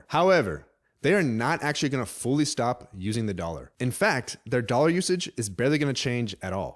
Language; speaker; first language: English; native; English